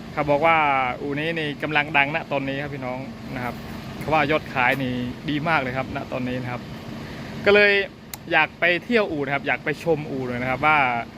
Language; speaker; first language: Thai; non-native, local second language; Northern Khmer